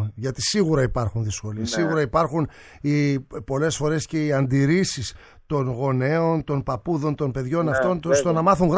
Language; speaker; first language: Greek; native; Greek